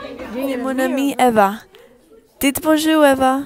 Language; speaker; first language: French; non-native, learner; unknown